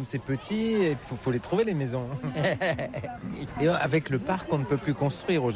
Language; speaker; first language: French; native; French